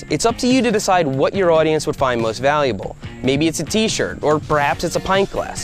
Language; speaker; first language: English; native; English